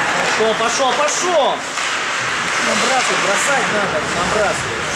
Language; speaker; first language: Russian; native; Russian